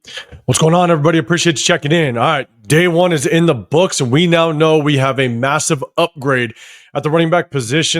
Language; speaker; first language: English; native; English